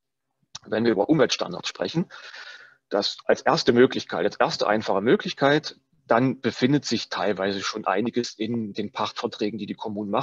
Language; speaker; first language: German; native; German